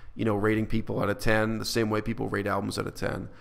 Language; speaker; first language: English; native; English